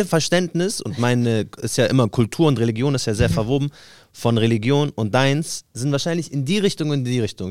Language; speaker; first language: German; native; German